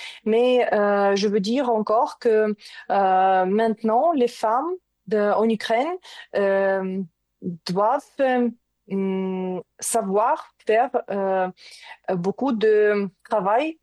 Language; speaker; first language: French; non-native, learner; Ukrainian